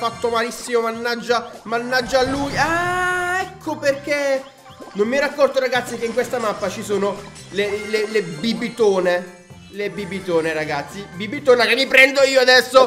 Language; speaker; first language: Italian; native; Italian